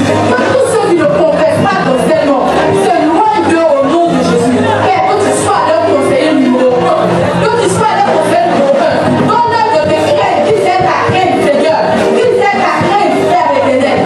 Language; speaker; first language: French; non-native, local second language; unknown